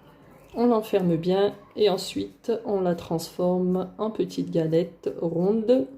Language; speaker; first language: French; native; French